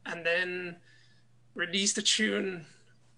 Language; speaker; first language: English; native; English